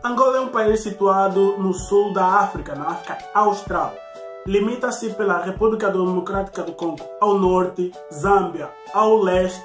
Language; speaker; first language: Portuguese; native; Portuguese